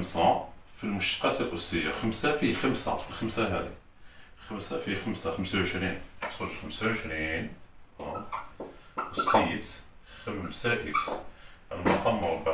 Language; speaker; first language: Arabic; native; Arabic